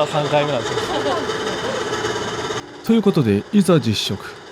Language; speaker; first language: Japanese; native; Japanese